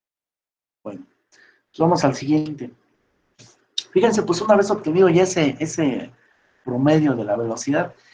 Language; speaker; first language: Spanish; native; Spanish